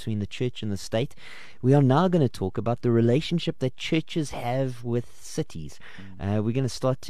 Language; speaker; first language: English; native; English